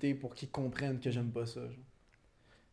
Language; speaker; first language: French; native; French